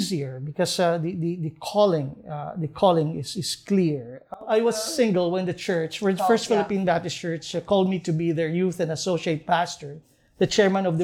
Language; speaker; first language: English; non-native, local second language; Hiligaynon